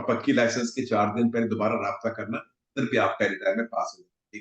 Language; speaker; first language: Hindi; native; Hindi